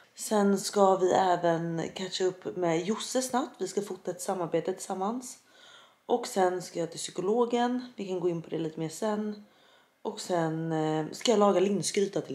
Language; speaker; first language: Swedish; native; Swedish